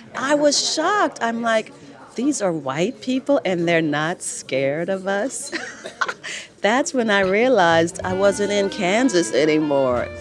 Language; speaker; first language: English; native; English